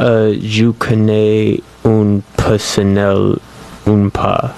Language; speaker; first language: French; non-native, learner; English